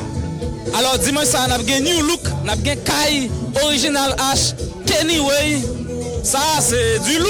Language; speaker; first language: French; non-native, local second language; Haitian Creole